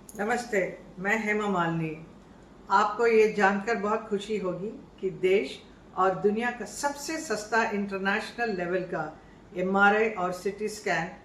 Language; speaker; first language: Hindi; native; Hindi